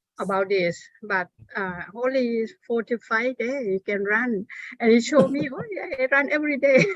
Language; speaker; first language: English; non-native, learner; Thai